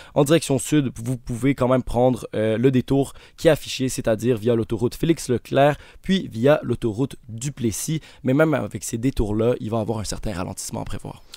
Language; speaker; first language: French; native; French